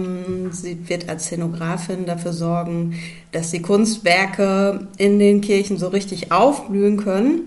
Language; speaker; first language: German; native; German